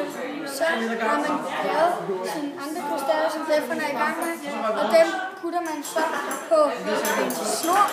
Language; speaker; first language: Danish; native; Danish